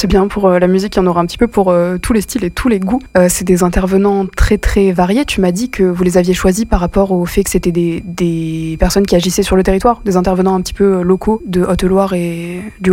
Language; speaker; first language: French; native; French